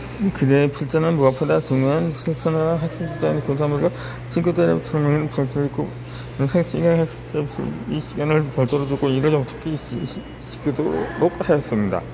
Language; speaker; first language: Korean; native; Korean